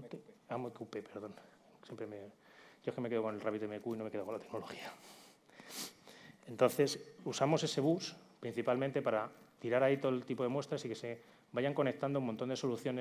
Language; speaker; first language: Spanish; native; Spanish